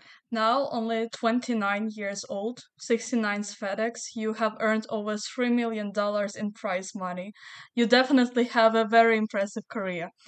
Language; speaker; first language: English; non-native, fluent; Ukrainian